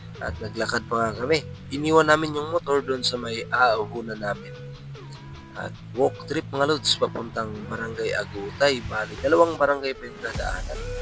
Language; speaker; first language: Filipino; non-native, local second language; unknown